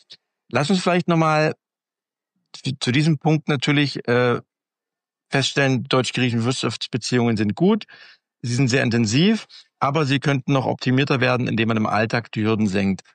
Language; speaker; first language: German; native; German